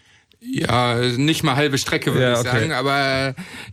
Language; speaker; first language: German; native; German